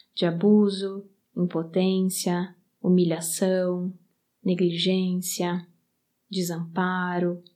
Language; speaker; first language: Portuguese; native; Portuguese